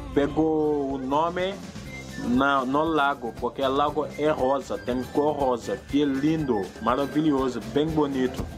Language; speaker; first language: Portuguese; non-native, fluent; Wolof